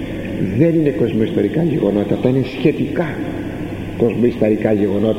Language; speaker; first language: Greek; native; Greek